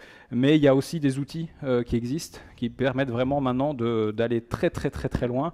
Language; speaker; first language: French; native; French